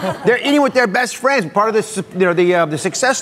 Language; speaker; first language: English; native; English